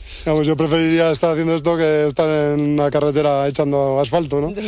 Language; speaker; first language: Spanish; native; Spanish